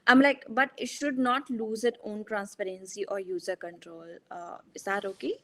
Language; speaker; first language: English; non-native, fluent; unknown